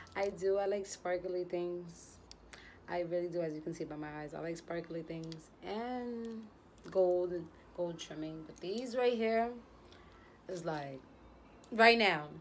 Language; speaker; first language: English; native; English